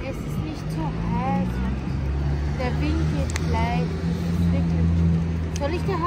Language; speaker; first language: German; non-native, learner; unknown